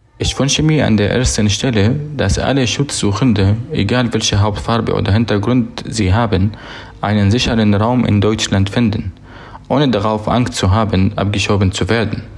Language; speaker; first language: German; non-native, fluent; Arabic